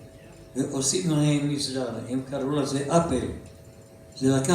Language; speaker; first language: Hebrew; non-native, fluent; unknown